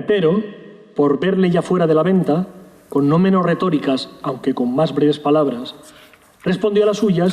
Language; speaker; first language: Spanish; native; Spanish